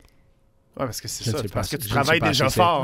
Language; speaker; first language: French; native; French